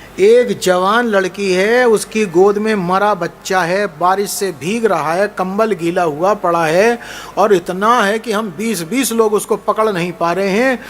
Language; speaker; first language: Hindi; native; Hindi